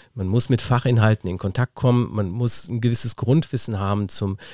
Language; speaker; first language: German; native; German